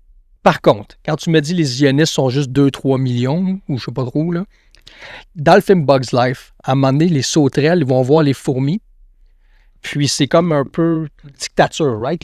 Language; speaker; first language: French; native; French